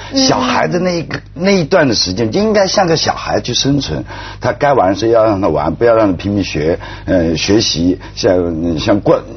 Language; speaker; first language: Chinese; native; Chinese